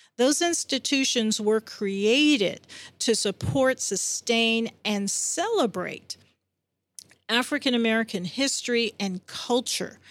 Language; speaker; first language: English; native; English